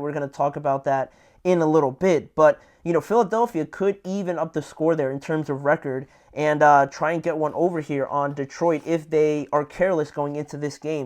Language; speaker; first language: English; native; English